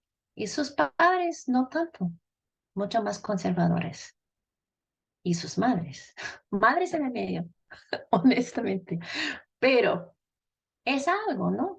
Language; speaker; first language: Spanish; non-native, fluent; English